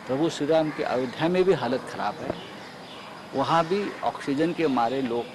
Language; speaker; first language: Hindi; non-native, local second language; Marathi